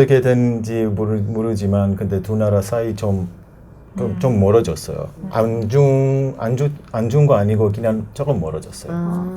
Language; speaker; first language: Korean; non-native, learner; Persian